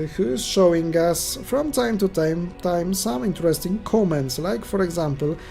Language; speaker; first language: English; non-native, fluent; Polish